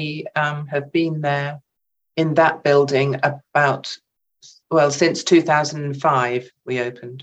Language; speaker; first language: English; native; English